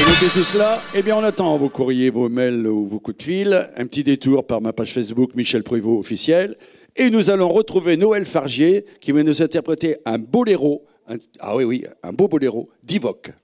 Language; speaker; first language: French; native; French